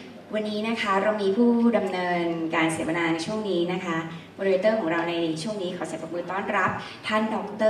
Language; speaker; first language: Thai; native; Thai